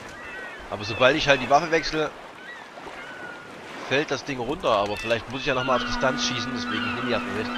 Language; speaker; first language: German; native; German